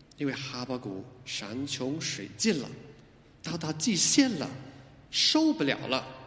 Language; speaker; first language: Chinese; non-native, fluent; English